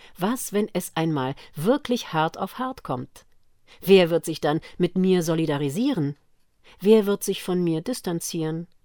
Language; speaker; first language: German; native; German